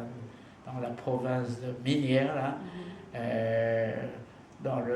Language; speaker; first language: French; non-native, fluent; Vietnamese